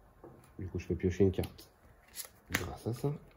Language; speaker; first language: French; native; French